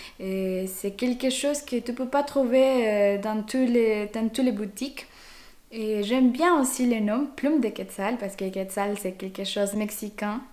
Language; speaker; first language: French; non-native, fluent; Spanish